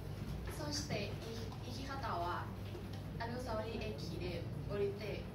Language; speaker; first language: Japanese; non-native, learner; Thai